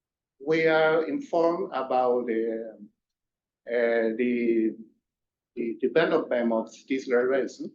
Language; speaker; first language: English; non-native, local second language; Spanish